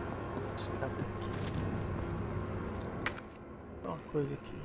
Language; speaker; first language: Portuguese; native; Portuguese